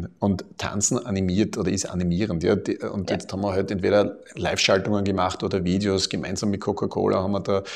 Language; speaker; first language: German; native; German